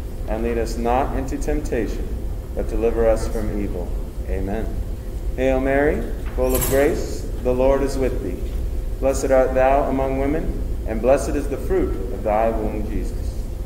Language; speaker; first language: English; native; English